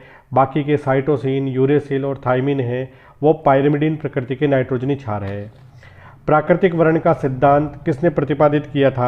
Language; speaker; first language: Hindi; native; Hindi